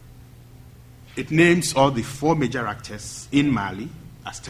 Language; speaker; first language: English; non-native, local second language; Akan